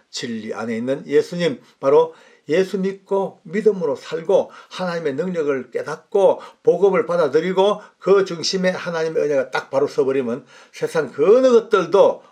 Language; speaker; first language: Korean; native; Korean